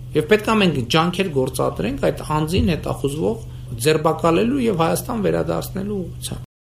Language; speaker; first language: Armenian; native; Armenian